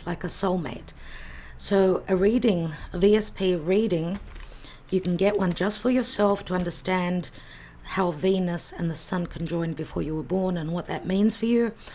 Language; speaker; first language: English; native; English